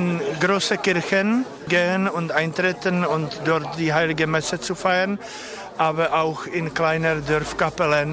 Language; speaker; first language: German; non-native, learner; Czech